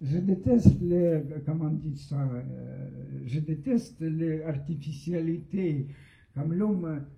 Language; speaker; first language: French; non-native, fluent; Russian